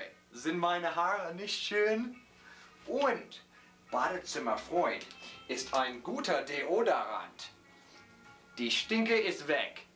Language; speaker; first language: German; non-native, learner; English